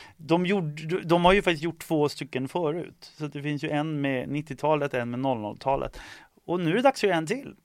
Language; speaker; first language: Swedish; early bilingual, other home language; Estonian